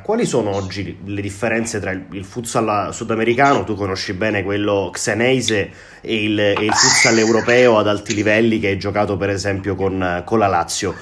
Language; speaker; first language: Italian; native; Italian